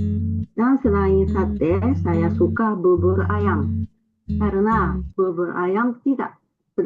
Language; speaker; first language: Indonesian; non-native, fluent; Japanese